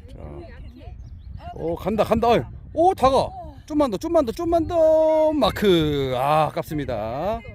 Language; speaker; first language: Korean; native; Korean